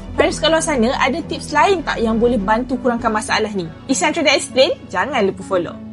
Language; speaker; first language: Malay; native; Malay